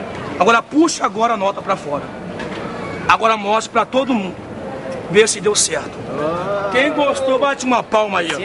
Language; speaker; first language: Portuguese; native; Portuguese